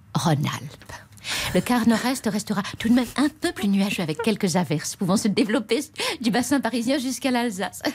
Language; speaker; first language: French; native; French